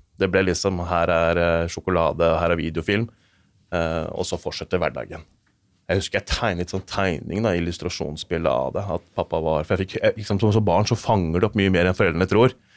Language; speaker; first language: Norwegian; native; Norwegian